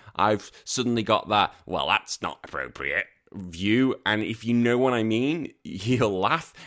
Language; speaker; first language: English; native; English